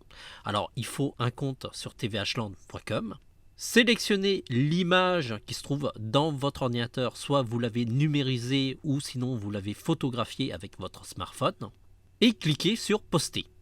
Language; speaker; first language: French; native; French